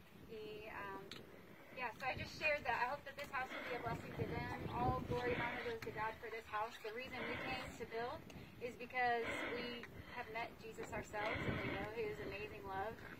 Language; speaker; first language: English; native; English